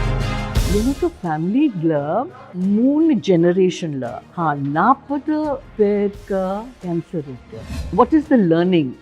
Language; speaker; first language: Tamil; non-native, learner; Hindi